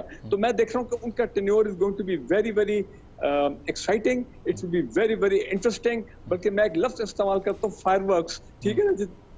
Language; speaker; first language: Urdu; native; Urdu